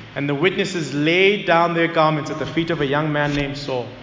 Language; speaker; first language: English; non-native, local second language; Zulu